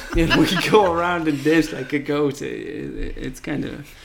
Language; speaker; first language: English; non-native, fluent; Romanian